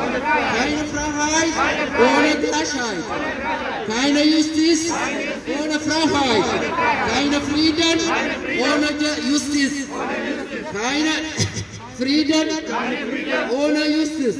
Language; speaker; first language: German; non-native, learner; Oromo